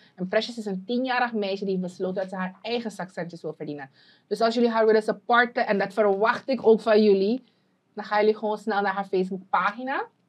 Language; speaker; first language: Dutch; native; Dutch